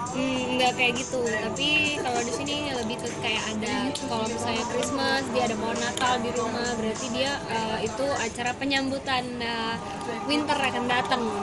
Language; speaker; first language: Indonesian; native; Indonesian